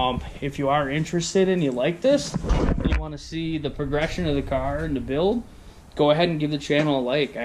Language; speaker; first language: English; native; English